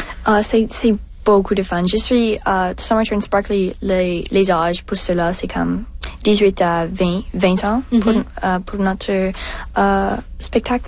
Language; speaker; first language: French; non-native, local second language; English